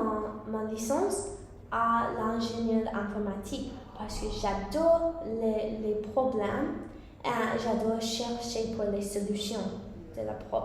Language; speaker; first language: French; non-native, learner; English